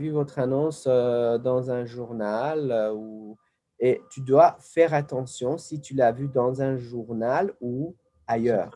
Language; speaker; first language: French; non-native, fluent; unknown